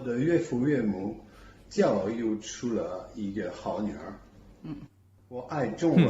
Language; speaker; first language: Chinese; non-native, fluent; French